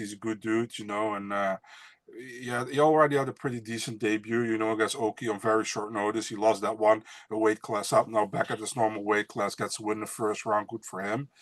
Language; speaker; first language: English; non-native, fluent; Dutch